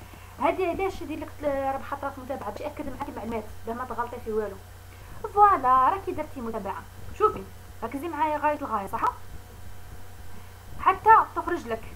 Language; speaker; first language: Arabic; native; Arabic